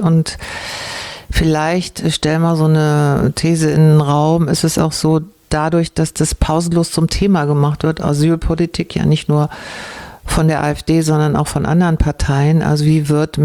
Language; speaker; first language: German; native; German